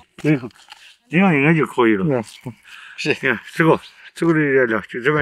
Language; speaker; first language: Chinese; native; Chinese